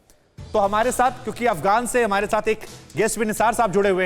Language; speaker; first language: Hindi; native; Hindi